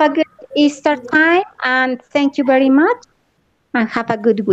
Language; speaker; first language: English; non-native, learner; Spanish